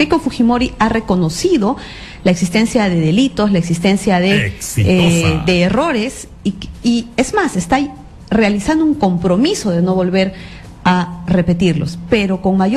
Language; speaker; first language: Spanish; native; Spanish